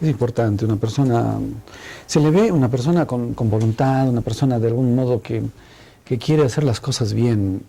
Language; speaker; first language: Spanish; native; Spanish